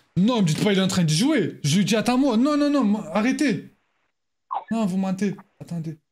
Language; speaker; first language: French; native; French